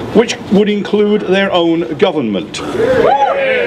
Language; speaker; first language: English; native; English